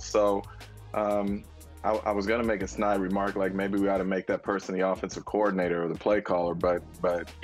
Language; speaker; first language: English; native; English